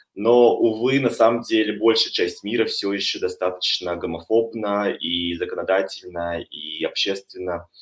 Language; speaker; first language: Russian; native; Russian